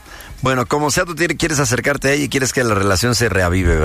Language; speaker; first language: Spanish; native; Spanish